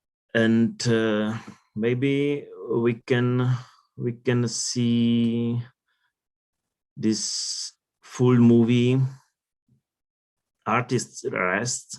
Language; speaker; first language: English; non-native, learner; Czech